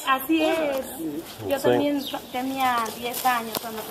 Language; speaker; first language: Spanish; native; Spanish